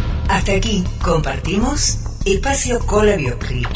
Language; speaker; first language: Spanish; native; Spanish